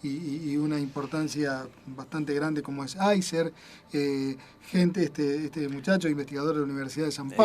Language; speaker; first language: Spanish; native; Spanish